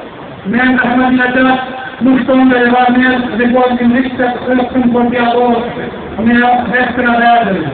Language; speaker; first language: Swedish; non-native, fluent; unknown